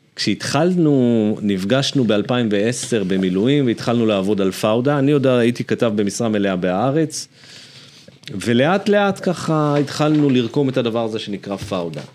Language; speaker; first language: Hebrew; native; Hebrew